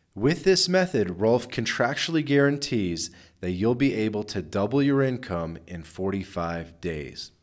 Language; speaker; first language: English; native; English